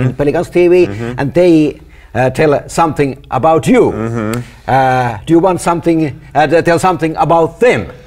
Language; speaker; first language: English; non-native, learner; Finnish